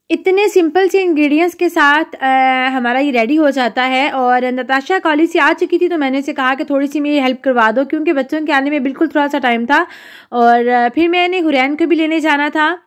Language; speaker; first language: Urdu; native; Urdu